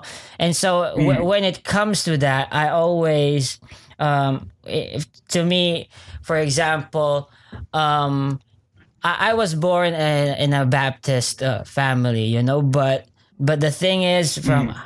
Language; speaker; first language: English; non-native, local second language; Filipino